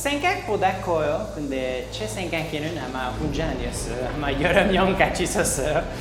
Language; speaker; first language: Korean; non-native, learner; French